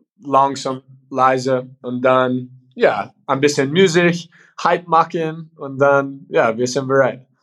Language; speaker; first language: German; non-native, learner; English